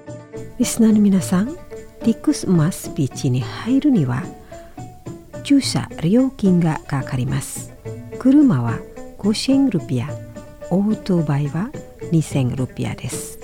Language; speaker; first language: Japanese; non-native, fluent; Indonesian